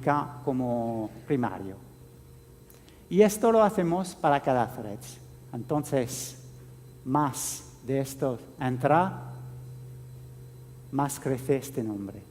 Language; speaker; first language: Spanish; non-native, fluent; French